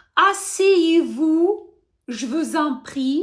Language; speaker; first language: French; non-native, fluent; Ukrainian